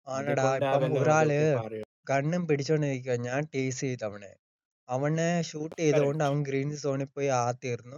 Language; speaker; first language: Malayalam; early bilingual, heritage; Malayalam